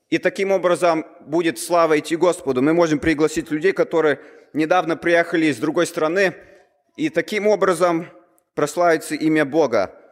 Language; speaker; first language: Russian; early bilingual, heritage; Russian